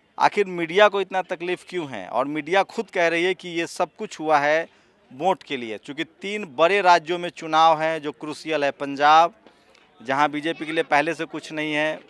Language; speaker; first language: Hindi; native; Hindi